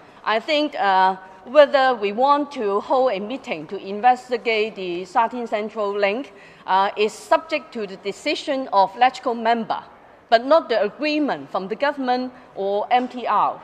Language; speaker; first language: English; non-native, local second language; Cantonese